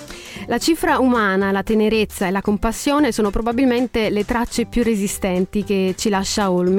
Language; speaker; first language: Italian; native; Italian